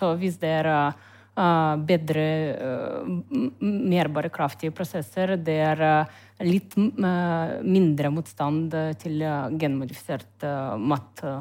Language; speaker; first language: Norwegian; non-native, learner; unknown